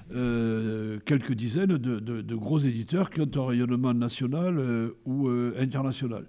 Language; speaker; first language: French; native; French